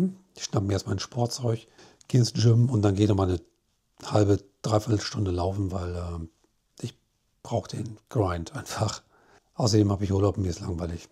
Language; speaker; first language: German; native; German